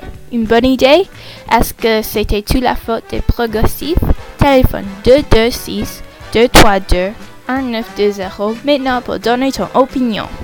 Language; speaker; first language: French; non-native, learner; English